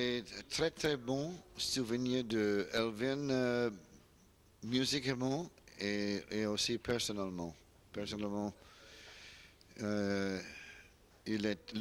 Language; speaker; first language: French; non-native, learner; English